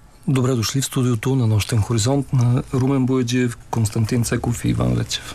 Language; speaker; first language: Bulgarian; native; Bulgarian